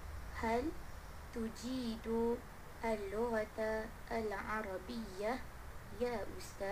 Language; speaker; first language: Arabic; non-native, learner; Malay